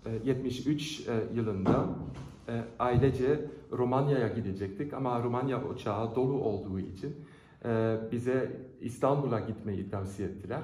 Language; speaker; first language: Turkish; non-native, fluent; Dutch